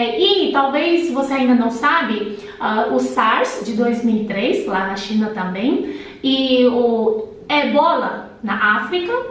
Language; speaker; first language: Portuguese; non-native, fluent; Chinese